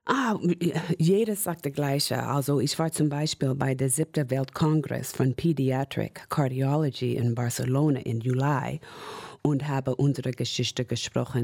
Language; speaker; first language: German; non-native, fluent; English